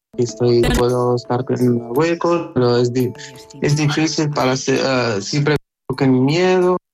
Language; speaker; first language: Spanish; non-native, learner; Arabic